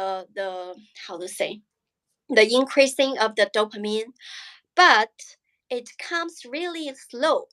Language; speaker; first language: English; non-native, learner; Chinese